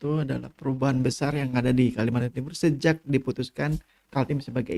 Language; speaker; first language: Indonesian; native; Indonesian